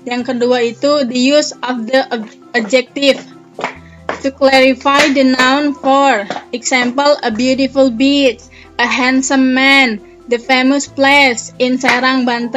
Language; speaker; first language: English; non-native, learner; Indonesian